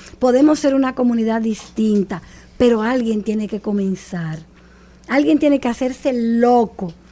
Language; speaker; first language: Spanish; native; Spanish